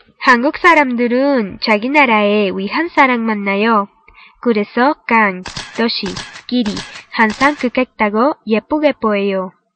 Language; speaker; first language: Korean; non-native, learner; Spanish